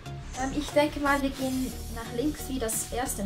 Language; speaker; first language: German; native; German